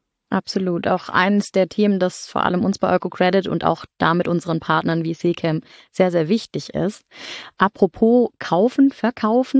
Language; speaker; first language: German; native; German